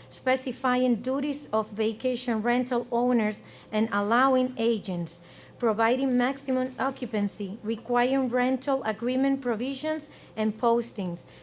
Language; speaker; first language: English; non-native, fluent; Spanish